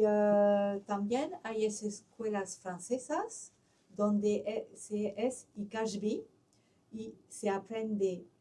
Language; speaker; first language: Spanish; non-native, local second language; French